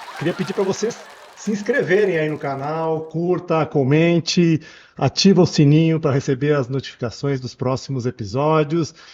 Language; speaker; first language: Portuguese; native; Portuguese